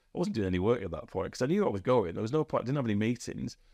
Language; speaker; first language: English; native; English